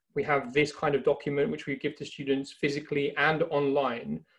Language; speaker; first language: English; native; English